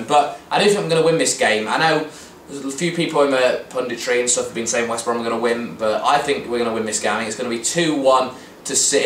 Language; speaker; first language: English; native; English